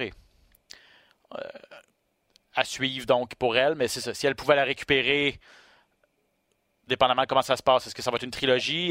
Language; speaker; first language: French; native; French